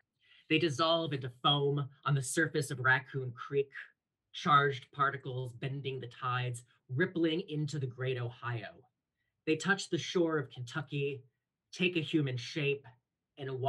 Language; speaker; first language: English; native; English